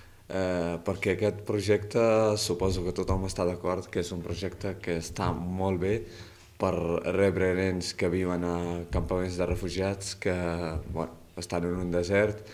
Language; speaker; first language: Catalan; early bilingual, other home language; Arabic